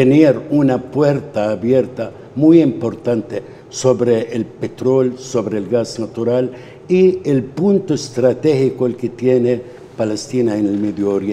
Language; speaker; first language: Spanish; non-native, fluent; Arabic